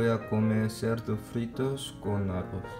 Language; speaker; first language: Spanish; non-native, learner; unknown